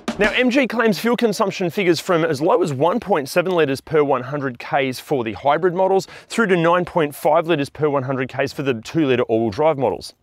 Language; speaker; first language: English; native; English